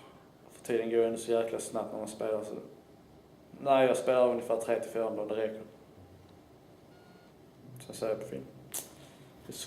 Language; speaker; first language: Swedish; native; Swedish